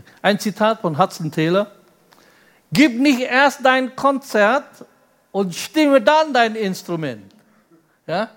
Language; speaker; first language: German; non-native, fluent; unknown